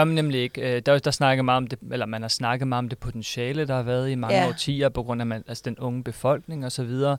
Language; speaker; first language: Danish; native; Danish